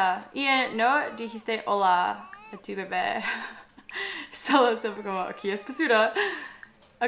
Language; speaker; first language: Spanish; non-native, learner; English